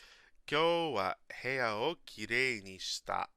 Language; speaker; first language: Japanese; non-native, learner; English